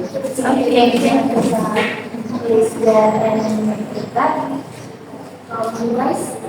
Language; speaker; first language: English; non-native, learner; Indonesian